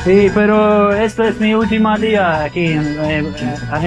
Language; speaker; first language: Spanish; non-native, learner; Polish